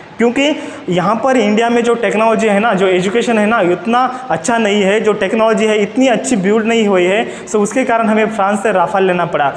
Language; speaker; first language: Hindi; non-native, local second language; Marathi